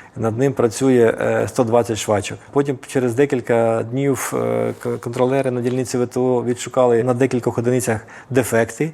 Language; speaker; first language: Ukrainian; native; Ukrainian